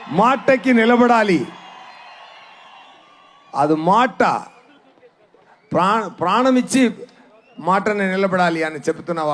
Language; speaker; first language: Telugu; non-native, learner; Tamil